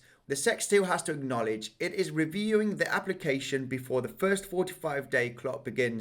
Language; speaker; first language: English; native; English